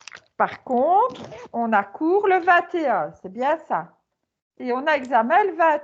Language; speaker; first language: French; native; French